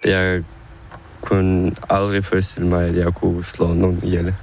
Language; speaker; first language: Danish; non-native, fluent; Ukrainian